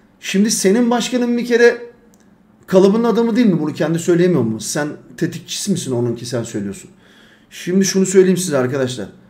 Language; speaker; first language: Turkish; early bilingual, heritage; Turkish